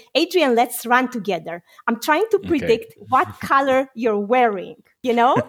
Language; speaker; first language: English; non-native, fluent; Romanian